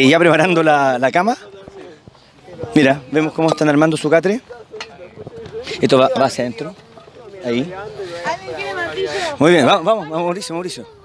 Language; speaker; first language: Spanish; native; Spanish